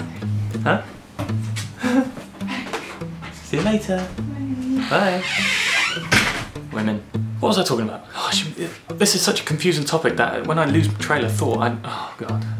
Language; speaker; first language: English; native; English